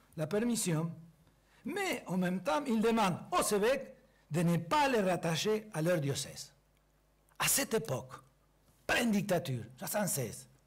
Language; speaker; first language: French; non-native, fluent; Spanish